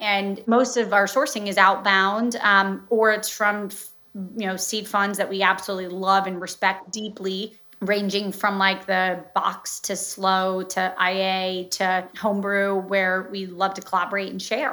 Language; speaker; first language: English; native; English